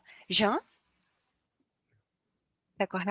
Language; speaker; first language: French; non-native, learner; Portuguese